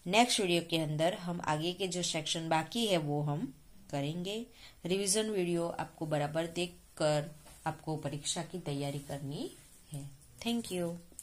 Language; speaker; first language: Hindi; non-native, local second language; Gujarati